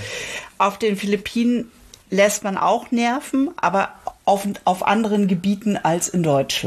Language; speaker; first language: German; native; German